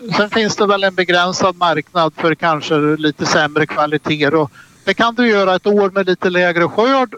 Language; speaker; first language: Swedish; native; Swedish